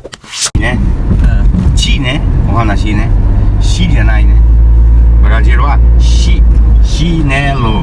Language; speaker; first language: Japanese; non-native, learner; Portuguese